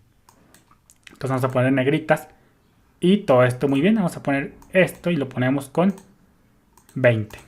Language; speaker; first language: Spanish; native; Spanish